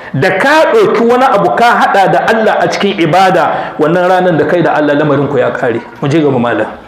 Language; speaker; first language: Hausa; non-native, local second language; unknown